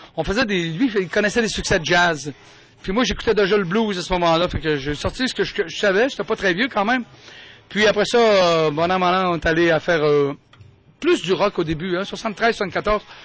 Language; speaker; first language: French; native; French